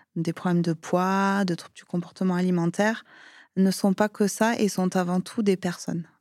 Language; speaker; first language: French; native; French